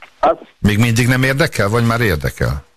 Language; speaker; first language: Hungarian; native; Hungarian